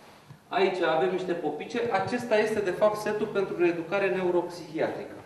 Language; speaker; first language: Romanian; native; Romanian